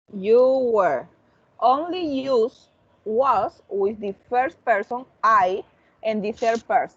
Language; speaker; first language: English; non-native, fluent; Spanish